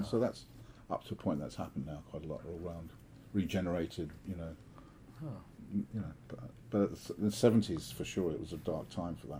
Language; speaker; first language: English; native; English